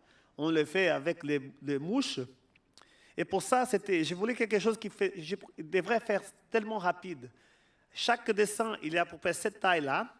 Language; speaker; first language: French; non-native, fluent; Portuguese